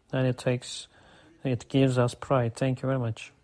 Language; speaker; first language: English; non-native, fluent; Turkish